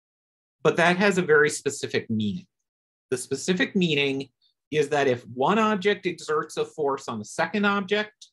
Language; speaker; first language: English; native; English